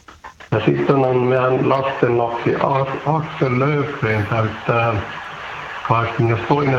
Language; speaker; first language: Finnish; non-native, local second language; Swedish